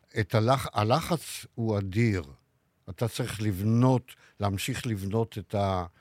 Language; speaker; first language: Hebrew; native; Hebrew